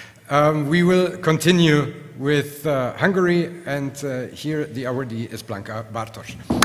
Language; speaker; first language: English; non-native, fluent; German